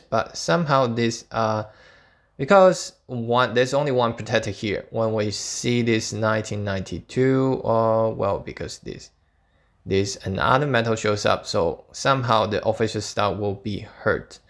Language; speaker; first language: English; non-native, fluent; Chinese